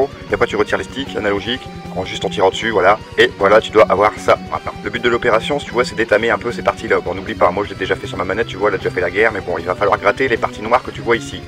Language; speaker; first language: French; native; French